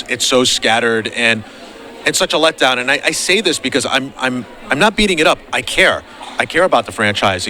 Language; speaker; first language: English; native; English